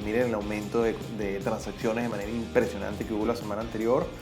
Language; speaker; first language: Spanish; native; Spanish